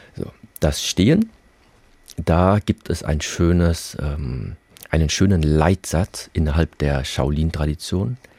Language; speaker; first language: German; early bilingual, other home language; Vietnamese